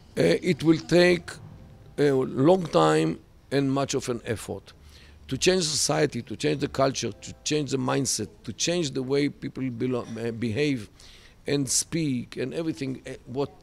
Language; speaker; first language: English; non-native, fluent; Hebrew